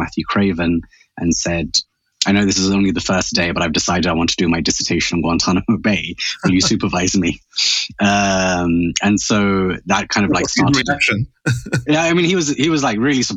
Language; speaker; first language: English; native; English